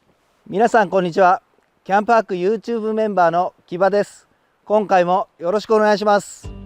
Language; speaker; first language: Japanese; native; Japanese